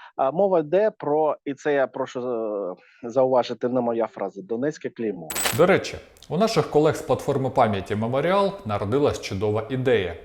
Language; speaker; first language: Ukrainian; native; Ukrainian